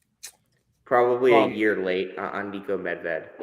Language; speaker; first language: English; native; English